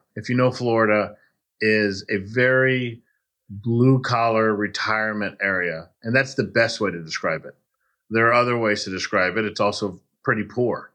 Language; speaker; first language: English; native; English